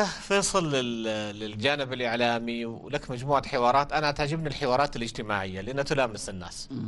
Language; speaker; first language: Arabic; non-native, local second language; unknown